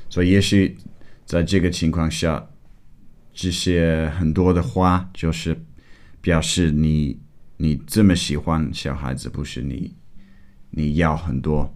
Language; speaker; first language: Chinese; non-native, fluent; English